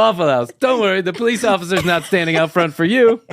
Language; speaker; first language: English; native; English